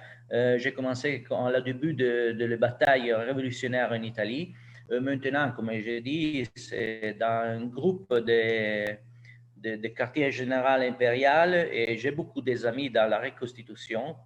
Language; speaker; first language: French; non-native, learner; Italian